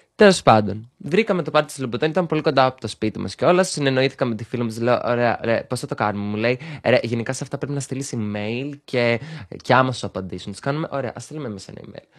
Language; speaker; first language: Greek; early bilingual, other home language; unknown